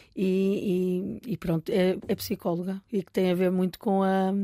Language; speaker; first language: Portuguese; native; Portuguese